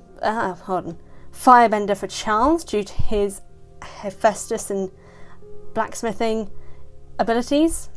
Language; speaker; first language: English; native; English